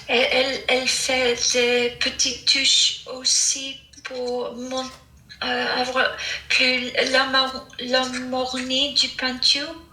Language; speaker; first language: French; non-native, fluent; English